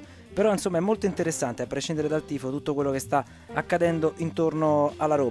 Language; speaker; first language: Italian; native; Italian